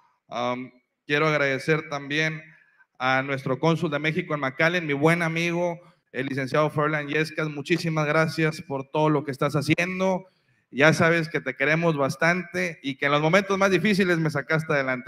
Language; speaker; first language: Spanish; native; Spanish